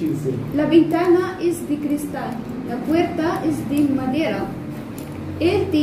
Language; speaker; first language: Spanish; non-native, learner; Arabic